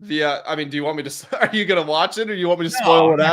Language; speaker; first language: English; native; English